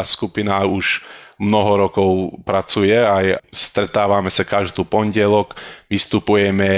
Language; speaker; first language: Slovak; early bilingual, heritage; Slovak